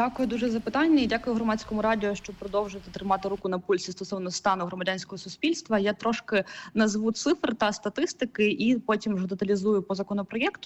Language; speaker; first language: Ukrainian; native; Ukrainian